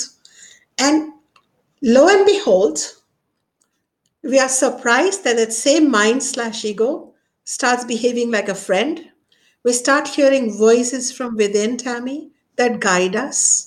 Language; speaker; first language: English; non-native, local second language; Hindi